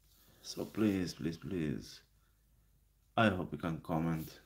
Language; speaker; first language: English; non-native, learner; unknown